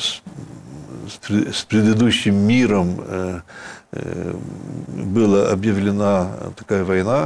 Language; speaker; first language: Russian; early bilingual, heritage; Russian